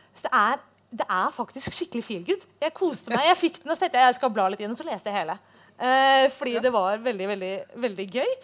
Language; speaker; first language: Norwegian; native; Norwegian